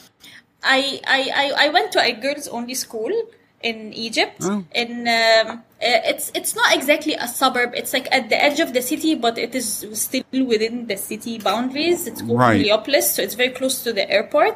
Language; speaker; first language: English; non-native, fluent; Arabic